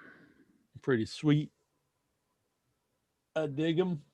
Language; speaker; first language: English; native; English